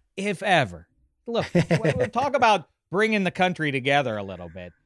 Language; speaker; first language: English; native; English